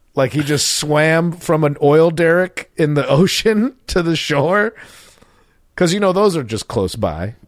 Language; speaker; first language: English; native; English